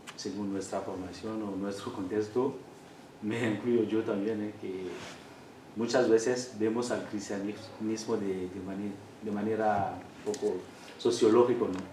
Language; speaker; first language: Spanish; non-native, fluent; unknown